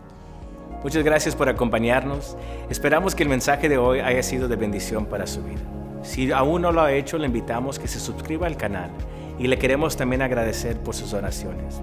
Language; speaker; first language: Spanish; native; Spanish